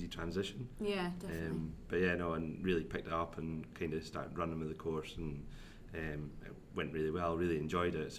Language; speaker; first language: English; native; English